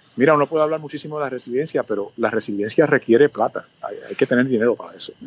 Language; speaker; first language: Spanish; early bilingual, other home language; English